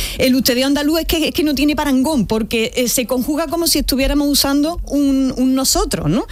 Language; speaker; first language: Spanish; native; Spanish